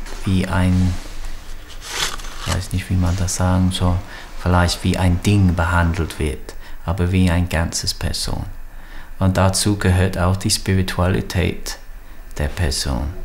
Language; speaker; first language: German; non-native, fluent; English